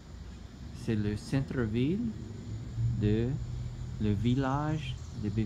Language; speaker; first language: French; non-native, learner; English